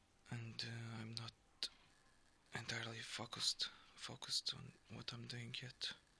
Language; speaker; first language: English; non-native, fluent; Portuguese